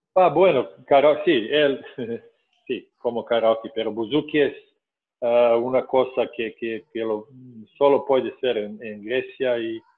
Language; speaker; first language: Spanish; non-native, fluent; Serbian